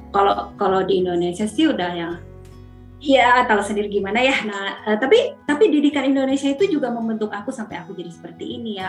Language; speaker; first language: Indonesian; native; Indonesian